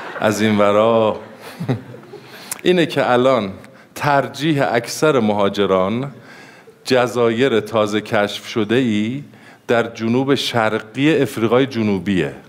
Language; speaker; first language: Persian; native; Persian